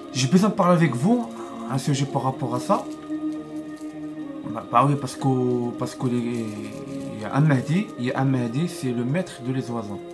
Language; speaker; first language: French; non-native, learner; Arabic